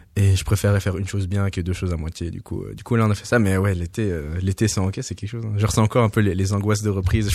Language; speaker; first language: French; early bilingual, other home language; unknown